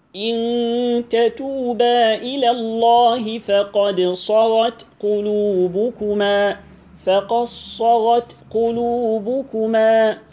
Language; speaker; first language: Arabic; non-native, fluent; Hausa